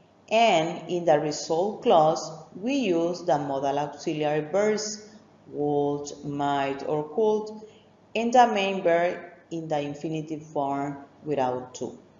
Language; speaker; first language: English; non-native, fluent; Spanish